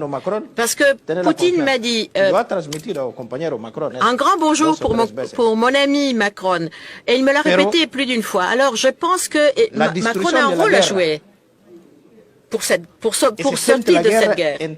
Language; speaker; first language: French; non-native, local second language; Portuguese